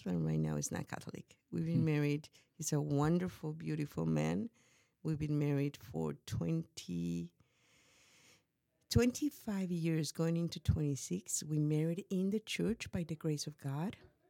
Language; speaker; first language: English; non-native, fluent; Spanish